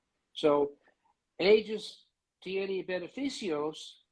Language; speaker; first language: Spanish; non-native, learner; English